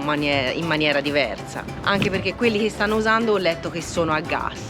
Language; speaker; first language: Italian; native; Italian